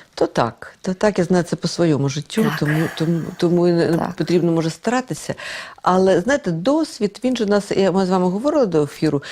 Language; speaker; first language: Ukrainian; non-native, local second language; Russian